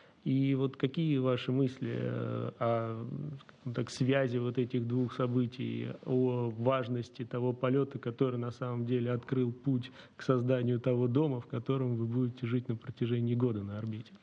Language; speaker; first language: Russian; native; Russian